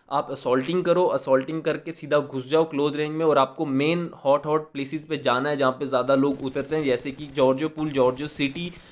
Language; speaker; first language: Hindi; native; Hindi